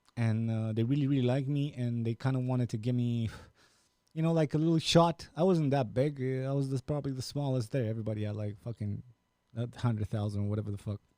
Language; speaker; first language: English; non-native, fluent; Romanian